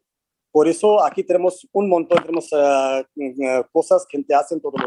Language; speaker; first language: Spanish; non-native, fluent; Hindi